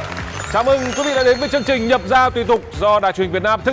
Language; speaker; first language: Vietnamese; native; Vietnamese